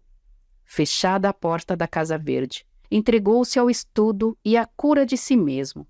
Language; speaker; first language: Portuguese; native; Portuguese